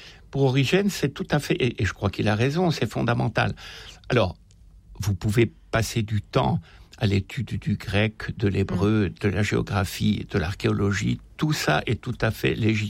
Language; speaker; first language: French; native; French